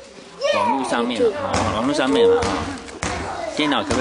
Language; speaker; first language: Chinese; native; Chinese